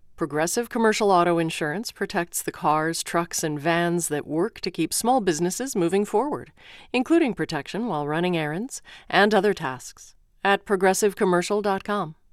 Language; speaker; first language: English; non-native, fluent; Ukrainian